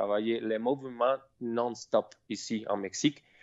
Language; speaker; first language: French; non-native, learner; Spanish